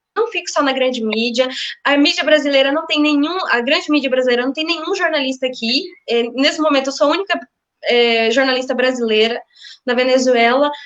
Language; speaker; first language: Portuguese; native; Portuguese